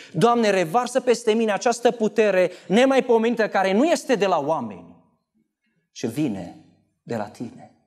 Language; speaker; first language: Romanian; native; Romanian